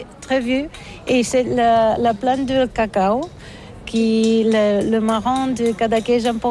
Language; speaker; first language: French; non-native, learner; Catalan